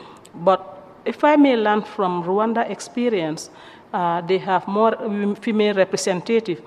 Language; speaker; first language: English; non-native, local second language; Mandingo